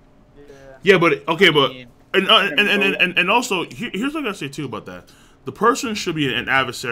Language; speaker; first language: English; native; English